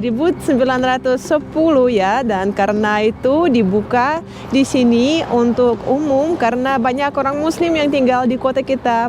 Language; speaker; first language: Indonesian; non-native, fluent; Russian